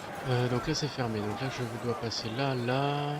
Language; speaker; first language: French; native; French